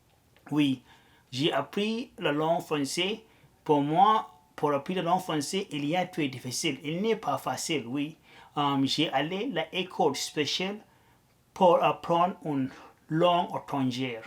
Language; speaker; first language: French; non-native, learner; Arabic